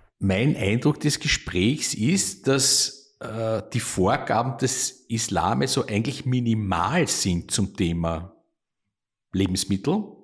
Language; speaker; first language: German; native; German